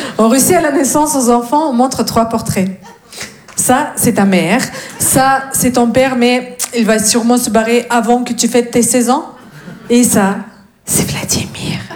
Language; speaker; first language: French; non-native, fluent; Russian